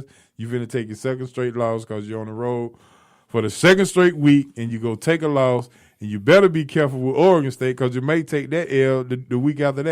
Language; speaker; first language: English; native; English